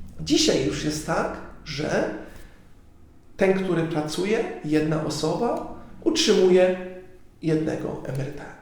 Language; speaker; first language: Polish; early bilingual, heritage; Polish